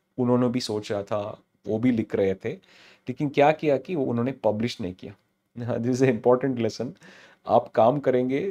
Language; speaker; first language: Hindi; non-native, local second language; Telugu